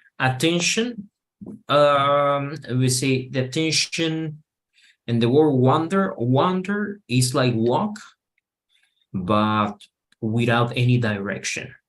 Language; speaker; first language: English; non-native, fluent; Spanish